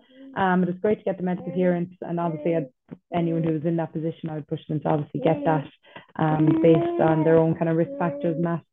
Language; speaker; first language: English; native; English